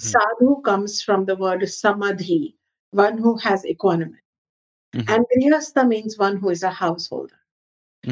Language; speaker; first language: English; non-native, local second language; Hindi